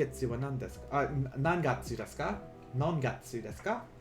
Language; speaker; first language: Japanese; non-native, learner; English